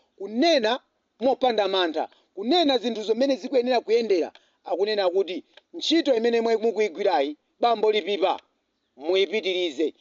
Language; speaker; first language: Nyanja; native; Nyanja